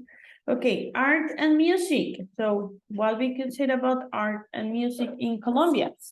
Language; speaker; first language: English; non-native, local second language; Spanish